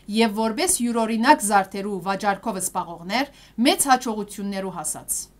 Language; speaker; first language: Armenian; early bilingual, heritage; Armenian